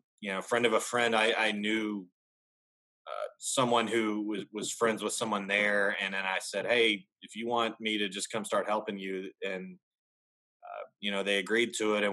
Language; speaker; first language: English; native; English